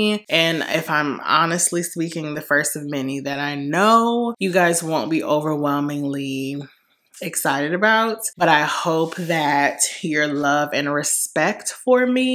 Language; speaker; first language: English; native; English